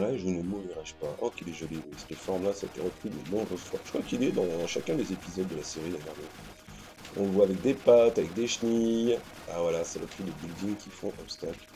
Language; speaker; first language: French; native; French